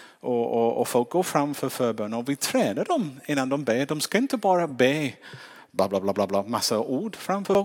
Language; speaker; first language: Swedish; non-native, fluent; English